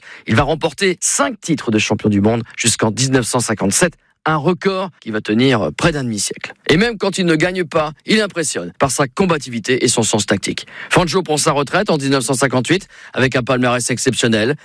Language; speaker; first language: French; native; French